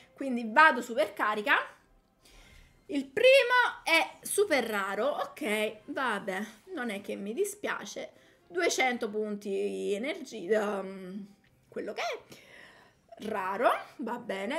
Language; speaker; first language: Italian; native; Italian